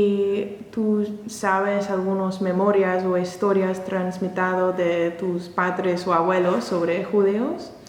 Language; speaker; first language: Spanish; non-native, learner; English